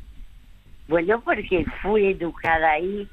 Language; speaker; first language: Spanish; early bilingual, other home language; French